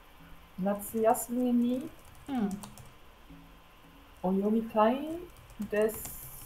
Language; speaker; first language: Japanese; non-native, learner; German